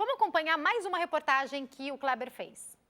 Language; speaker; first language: Portuguese; native; Portuguese